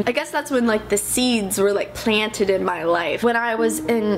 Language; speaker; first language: English; native; English